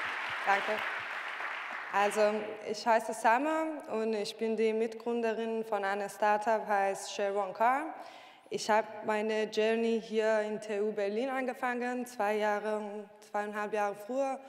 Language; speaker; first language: German; non-native, learner; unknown